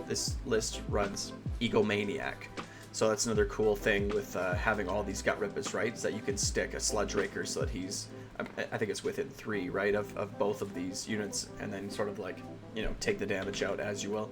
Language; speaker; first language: English; native; English